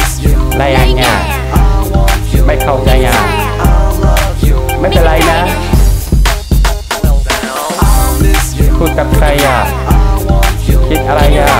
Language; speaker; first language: Thai; non-native, learner; Korean